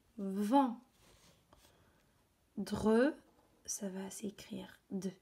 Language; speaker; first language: French; native; French